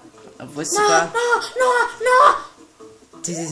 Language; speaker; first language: German; native; German